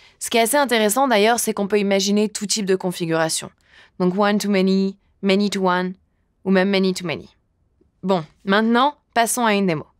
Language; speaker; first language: French; native; French